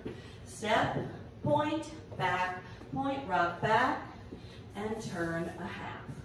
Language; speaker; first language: English; native; English